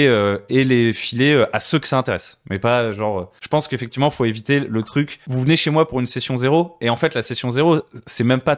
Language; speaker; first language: French; native; French